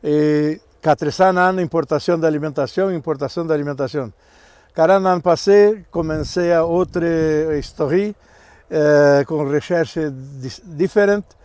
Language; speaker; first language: French; non-native, learner; Portuguese